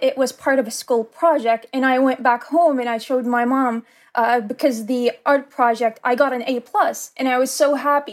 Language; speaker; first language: English; native; English